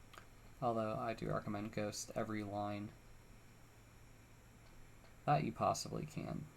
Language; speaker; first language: English; native; English